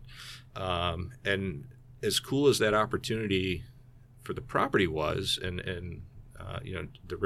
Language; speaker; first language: English; native; English